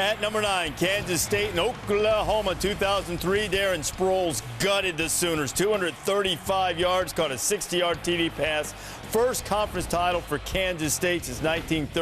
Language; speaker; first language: English; native; English